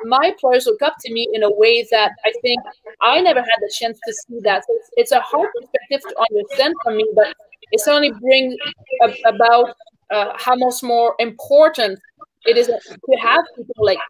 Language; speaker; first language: English; native; English